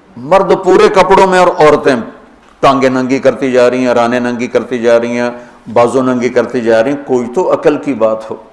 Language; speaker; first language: Urdu; non-native, local second language; Punjabi